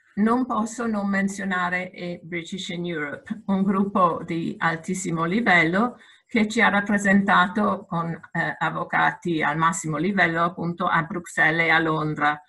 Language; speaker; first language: Italian; non-native, fluent; English